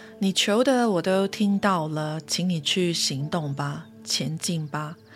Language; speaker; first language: Chinese; non-native, local second language; Cantonese